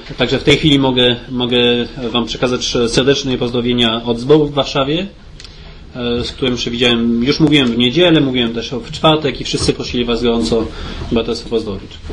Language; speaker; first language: Polish; early bilingual, heritage; Polish